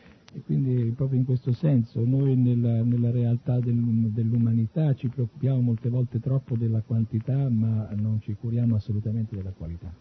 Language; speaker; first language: Italian; native; Italian